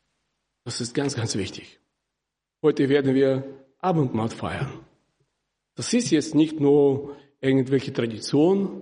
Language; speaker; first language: German; non-native, fluent; Russian